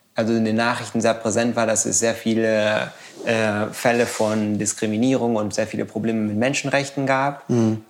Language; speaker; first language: German; non-native, fluent; Spanish